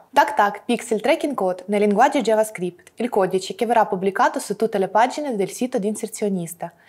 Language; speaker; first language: Italian; non-native, fluent; Russian